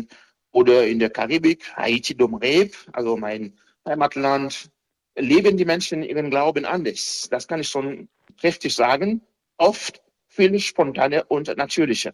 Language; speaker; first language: German; non-native, fluent; Haitian Creole